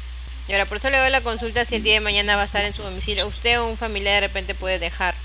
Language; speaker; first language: Spanish; native; Spanish